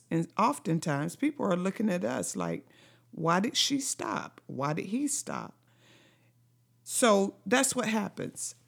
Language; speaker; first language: English; native; English